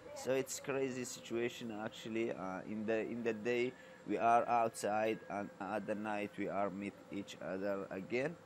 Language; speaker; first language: English; non-native, learner; Arabic